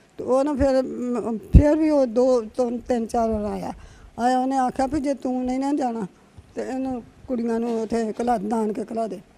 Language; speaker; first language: Punjabi; native; Punjabi